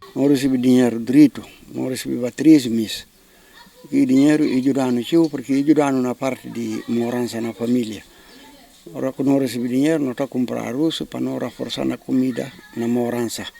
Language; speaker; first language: Portuguese; non-native, learner; Upper Guinea Crioulo